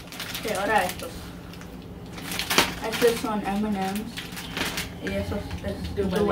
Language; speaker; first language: Spanish; early bilingual, heritage; Spanish